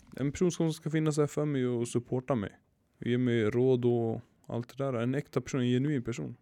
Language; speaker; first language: Swedish; early bilingual, other home language; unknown